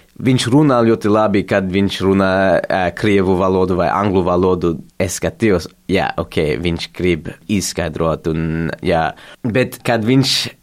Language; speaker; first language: Latvian; non-native, learner; English